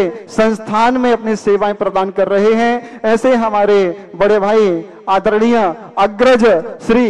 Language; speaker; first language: Hindi; native; Hindi